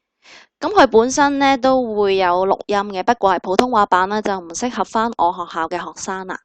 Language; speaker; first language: Cantonese; native; Cantonese